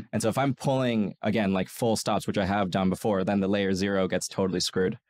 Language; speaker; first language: English; native; English